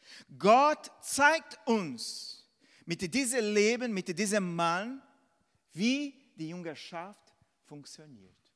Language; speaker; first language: German; non-native, fluent; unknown